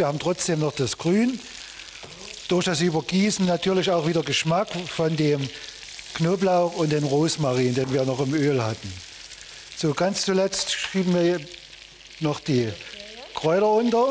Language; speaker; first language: German; native; German